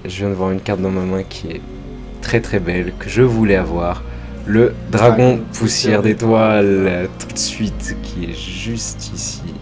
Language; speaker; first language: French; native; French